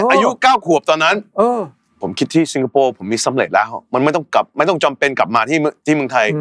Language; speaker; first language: Thai; native; Thai